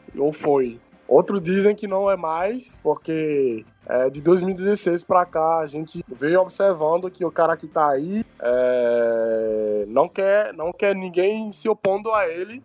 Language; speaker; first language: Portuguese; non-native, fluent; Yoruba